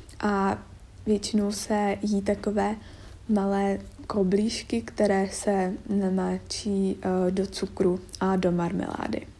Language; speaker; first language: Czech; native; Czech